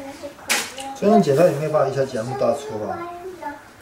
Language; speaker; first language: Chinese; native; Chinese